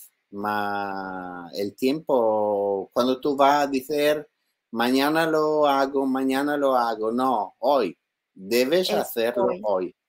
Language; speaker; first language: Spanish; non-native, learner; Italian